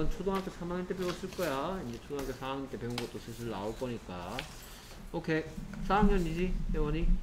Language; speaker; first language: Korean; native; Korean